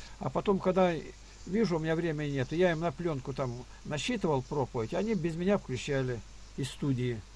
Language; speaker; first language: Russian; native; Russian